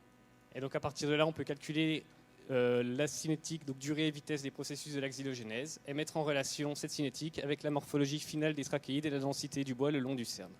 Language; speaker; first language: French; native; French